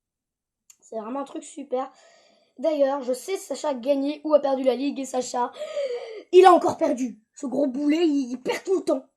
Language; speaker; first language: French; native; French